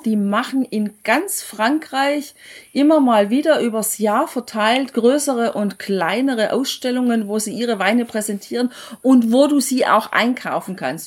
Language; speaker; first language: German; native; German